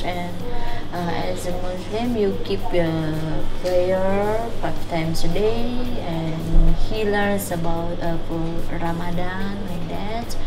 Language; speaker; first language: English; non-native, learner; Indonesian